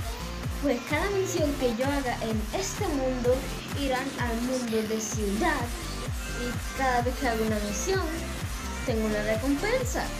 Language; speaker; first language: Spanish; early bilingual, heritage; Spanish